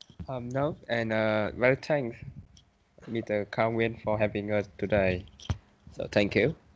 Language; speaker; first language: English; non-native, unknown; Vietnamese